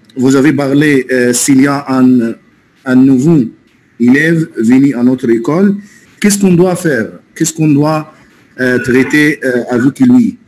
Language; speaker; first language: French; non-native, fluent; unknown